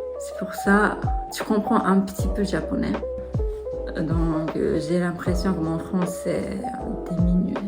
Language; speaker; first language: French; non-native, fluent; Japanese